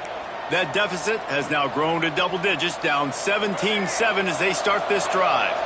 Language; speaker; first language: English; native; English